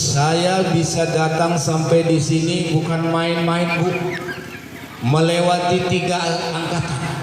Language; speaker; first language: Indonesian; non-native, local second language; Buginese